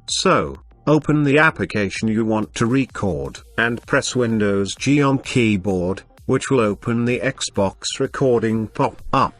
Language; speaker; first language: English; non-native, fluent; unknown